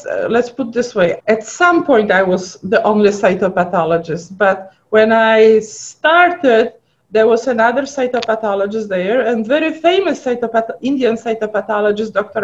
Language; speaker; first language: English; non-native, fluent; Polish